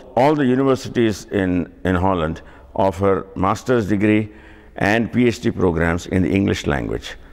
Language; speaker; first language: English; non-native, local second language; Tamil